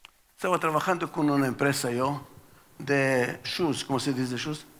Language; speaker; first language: Spanish; non-native, learner; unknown